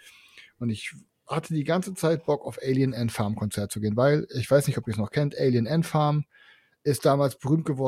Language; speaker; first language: German; native; German